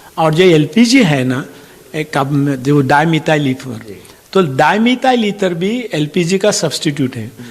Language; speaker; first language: Hindi; non-native, local second language; Marathi